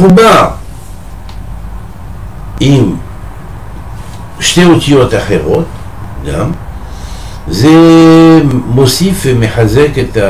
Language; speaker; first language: Hebrew; non-native, fluent; French